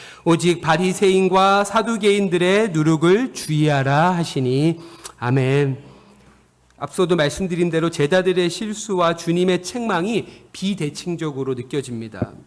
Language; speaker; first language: Korean; native; Korean